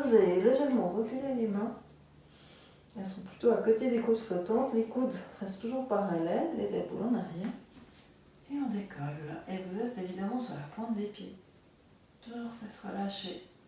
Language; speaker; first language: French; native; French